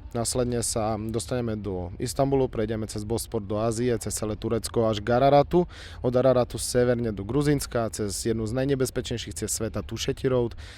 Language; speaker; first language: Slovak; native; Slovak